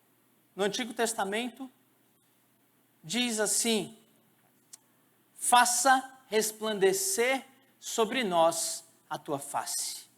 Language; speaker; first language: Portuguese; native; Portuguese